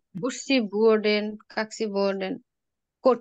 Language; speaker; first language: Finnish; non-native, learner; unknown